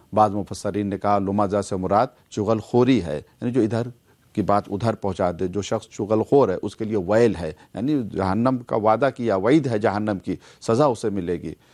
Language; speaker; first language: Urdu; native; Urdu